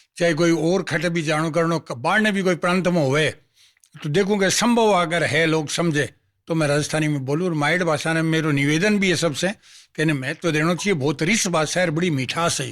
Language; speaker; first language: Hindi; non-native, local second language; Marwari